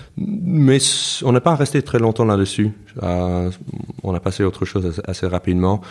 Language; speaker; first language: French; non-native, fluent; English